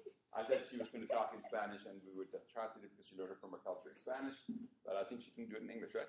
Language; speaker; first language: English; native; English